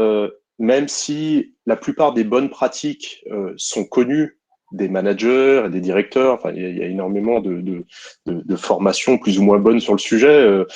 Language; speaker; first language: French; native; French